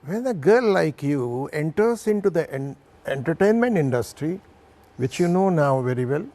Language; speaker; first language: English; non-native, local second language; Marathi